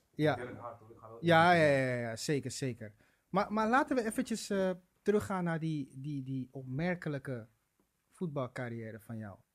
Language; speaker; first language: Dutch; native; Dutch